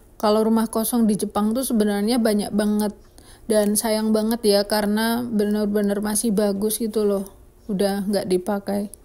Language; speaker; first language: Indonesian; native; Indonesian